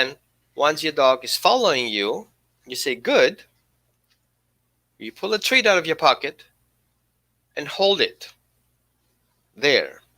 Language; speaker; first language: English; non-native, fluent; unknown